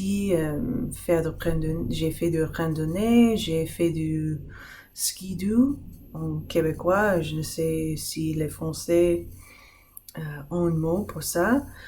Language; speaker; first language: French; non-native, fluent; English